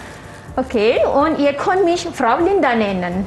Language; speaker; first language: German; non-native, fluent; Malay